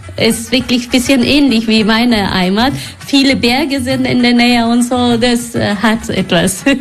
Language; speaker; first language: German; non-native, learner; Persian